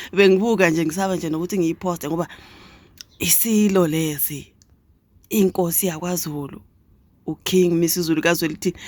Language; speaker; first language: Zulu; native; Zulu